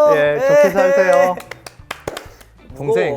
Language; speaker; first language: Korean; early bilingual, heritage; English